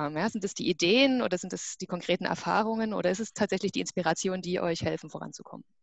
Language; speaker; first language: German; native; German